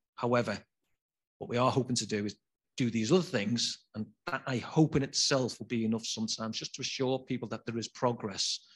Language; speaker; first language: English; native; English